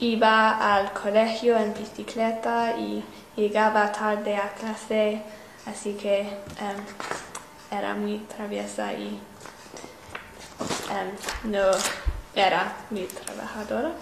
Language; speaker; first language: Spanish; non-native, learner; English